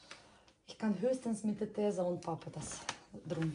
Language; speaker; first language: German; non-native, fluent; Russian